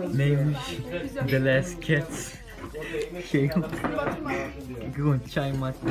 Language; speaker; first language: Dutch; early bilingual, heritage; Turkish